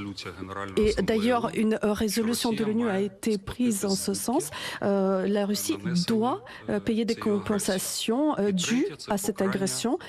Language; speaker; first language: French; non-native, fluent; Ukrainian